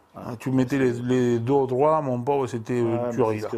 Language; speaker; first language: French; non-native, fluent; Spanish